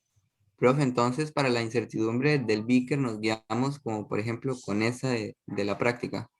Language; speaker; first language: Spanish; native; Spanish